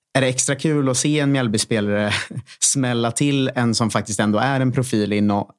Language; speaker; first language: Swedish; native; Swedish